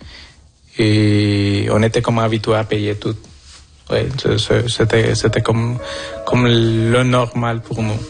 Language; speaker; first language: French; non-native, fluent; Spanish